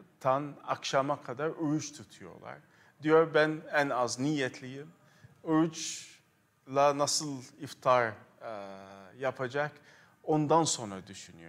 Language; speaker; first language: Turkish; non-native, fluent; Arabic